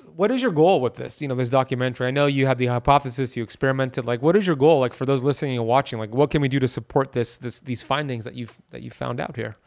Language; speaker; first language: English; early bilingual, other home language; Persian